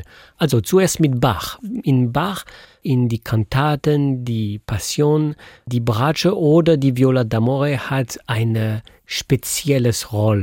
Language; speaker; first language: German; non-native, fluent; French